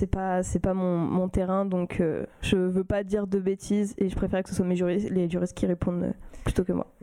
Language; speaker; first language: French; native; French